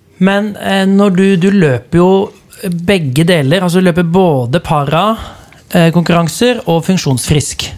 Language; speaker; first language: Norwegian; native; Norwegian